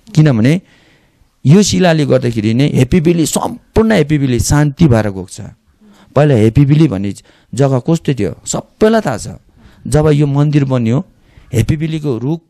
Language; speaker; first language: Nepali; native; Nepali